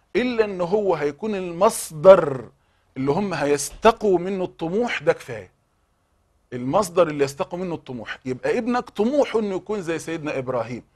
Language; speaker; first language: Arabic; native; Arabic